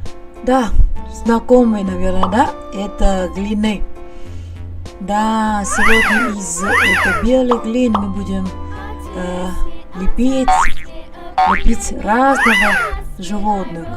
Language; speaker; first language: Russian; non-native, learner; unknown